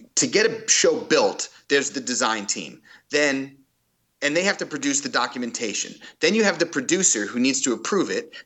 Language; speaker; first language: English; native; English